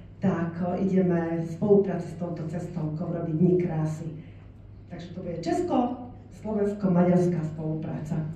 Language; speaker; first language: Slovak; non-native, local second language; Hungarian